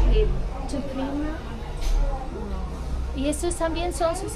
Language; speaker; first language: Spanish; non-native, fluent; English